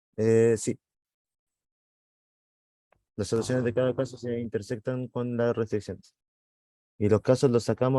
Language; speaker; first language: Spanish; native; Spanish